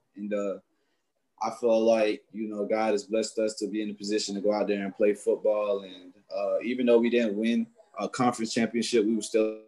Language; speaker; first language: English; native; English